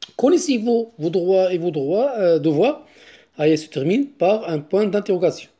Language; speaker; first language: French; non-native, local second language; Arabic